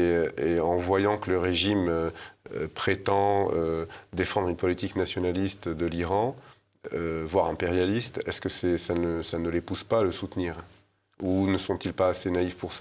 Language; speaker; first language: French; native; French